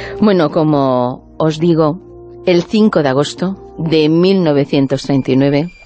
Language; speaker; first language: Spanish; native; Spanish